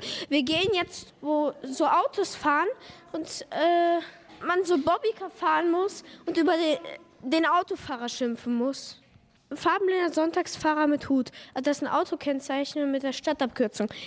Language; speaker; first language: German; native; German